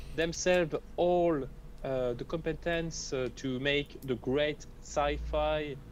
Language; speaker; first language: English; non-native, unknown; French